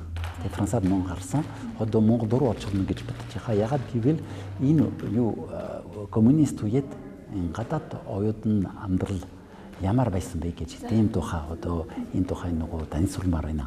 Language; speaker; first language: Mongolian; non-native, fluent; French